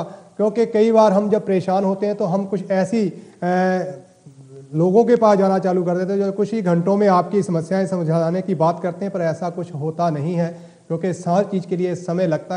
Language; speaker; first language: Hindi; native; Hindi